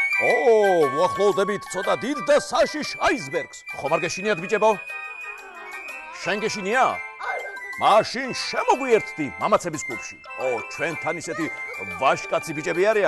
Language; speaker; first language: Georgian; native; Georgian